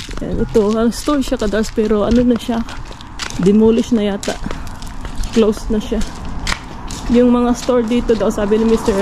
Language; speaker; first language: Filipino; non-native, local second language; Cebuano